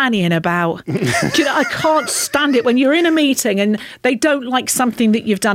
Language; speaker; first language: English; native; English